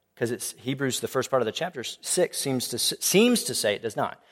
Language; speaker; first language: English; native; English